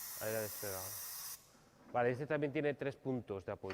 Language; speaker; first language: Spanish; native; Spanish